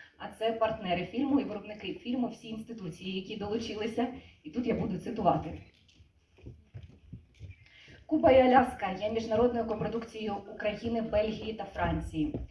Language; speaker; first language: Ukrainian; native; Ukrainian